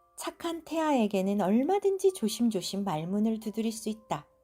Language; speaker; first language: Korean; native; Korean